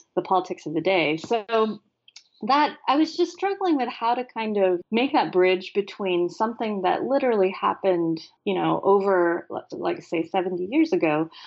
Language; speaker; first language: English; native; English